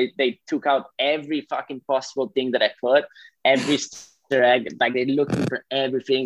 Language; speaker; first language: English; non-native, fluent; Italian